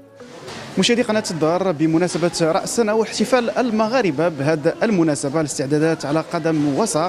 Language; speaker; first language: Arabic; native; Arabic